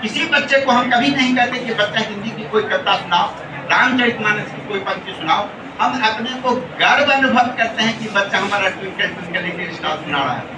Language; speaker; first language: Hindi; native; Hindi